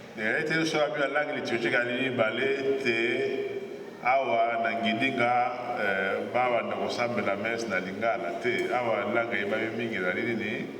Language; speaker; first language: Lingala; non-native, local second language; Kongo